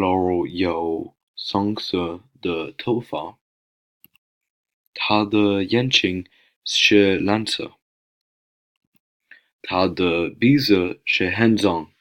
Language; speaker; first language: Chinese; non-native, learner; English